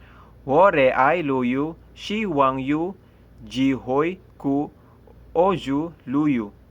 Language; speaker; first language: Chinese; non-native, learner; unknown